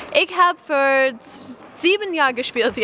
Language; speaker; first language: German; non-native, learner; English